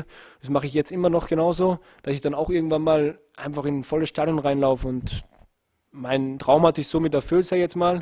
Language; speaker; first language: German; native; German